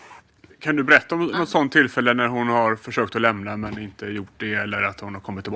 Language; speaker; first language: Swedish; native; Swedish